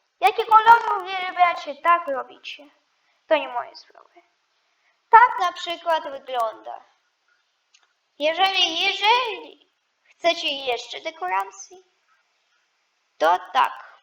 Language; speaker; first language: Polish; non-native, learner; Ukrainian